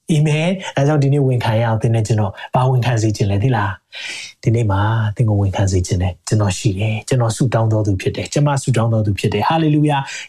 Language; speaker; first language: Burmese; non-native, local second language; Hakha Chin